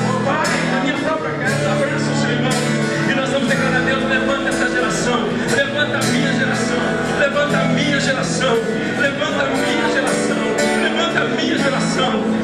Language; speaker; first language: Portuguese; native; Portuguese